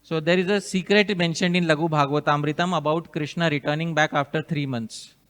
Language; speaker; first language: English; non-native, local second language; Hindi